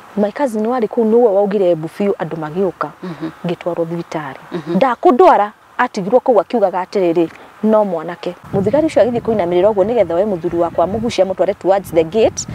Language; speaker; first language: Kikuyu; non-native, local second language; Meru